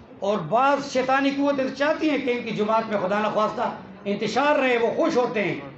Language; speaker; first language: Urdu; non-native, local second language; Pashto